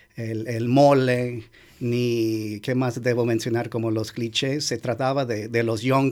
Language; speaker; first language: Spanish; non-native, fluent; English